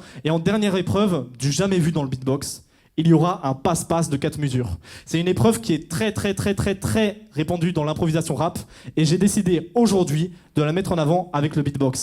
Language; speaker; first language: French; native; French